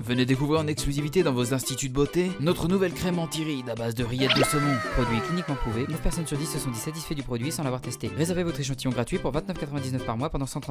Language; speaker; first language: French; native; French